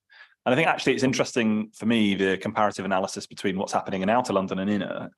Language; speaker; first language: English; native; English